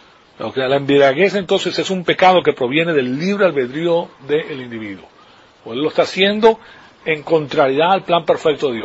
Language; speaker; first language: Spanish; native; Spanish